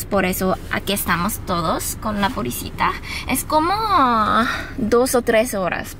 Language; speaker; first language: Spanish; non-native, fluent; Korean